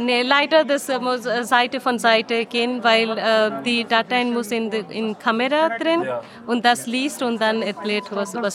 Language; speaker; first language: German; non-native, learner; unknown